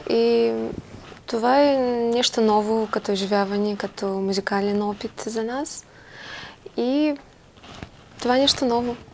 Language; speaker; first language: Bulgarian; early bilingual, heritage; Bulgarian